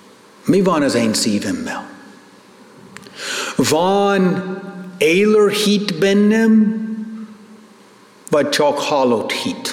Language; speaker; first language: Hungarian; non-native, fluent; English